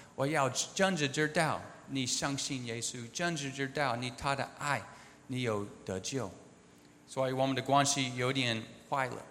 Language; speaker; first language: Chinese; non-native, learner; English